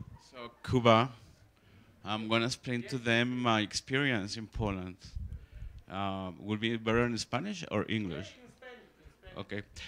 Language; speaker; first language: English; non-native, fluent; Spanish